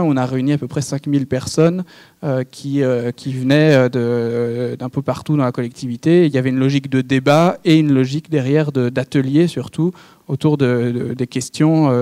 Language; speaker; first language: French; native; French